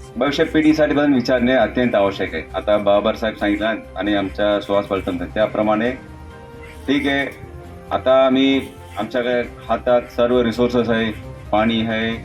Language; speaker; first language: Marathi; non-native, local second language; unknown